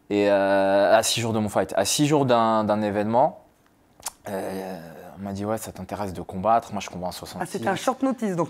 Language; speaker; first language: French; native; French